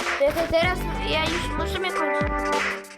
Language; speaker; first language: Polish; early bilingual, other home language; Ukrainian